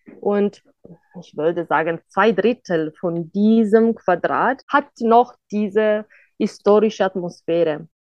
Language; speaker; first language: German; non-native, fluent; Italian